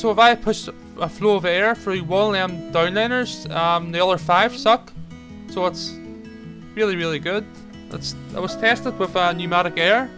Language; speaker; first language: English; native; English